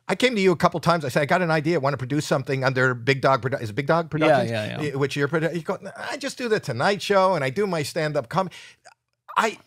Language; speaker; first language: English; native; English